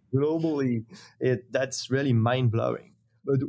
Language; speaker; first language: English; non-native, fluent; French